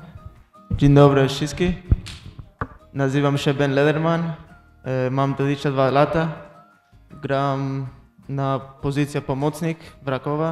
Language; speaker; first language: Polish; non-native, learner; English